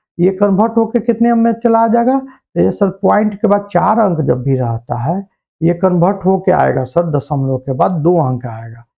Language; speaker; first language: Hindi; native; Hindi